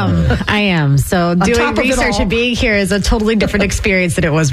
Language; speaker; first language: English; native; English